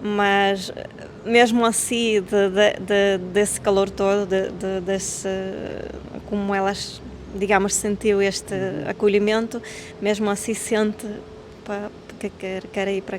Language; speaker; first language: Portuguese; non-native, fluent; Ukrainian